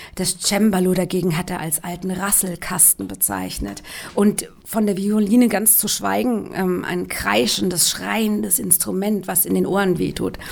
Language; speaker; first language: German; native; German